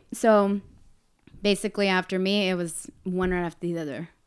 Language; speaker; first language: English; native; English